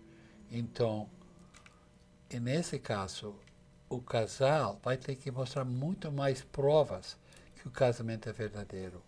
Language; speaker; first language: Portuguese; non-native, fluent; English